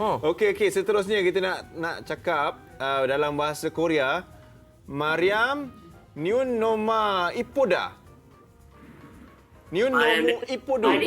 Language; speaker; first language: Malay; native; Malay